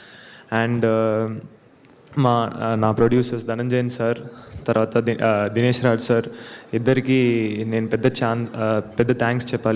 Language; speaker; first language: Telugu; non-native, local second language; Tamil